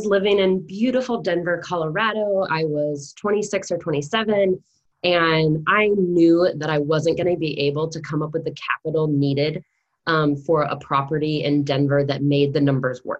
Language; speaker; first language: English; native; English